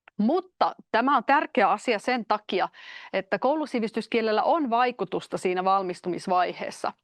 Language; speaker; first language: Finnish; native; Finnish